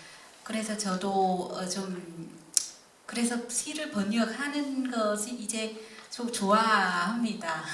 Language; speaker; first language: Korean; non-native, fluent; Vietnamese